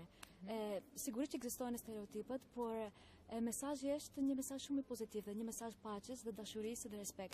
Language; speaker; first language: Albanian; non-native, learner; Greek